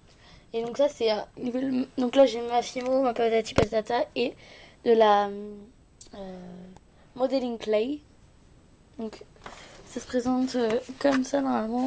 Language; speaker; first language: French; native; French